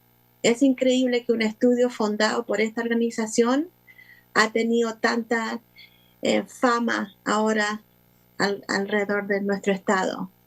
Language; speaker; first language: Spanish; early bilingual, other home language; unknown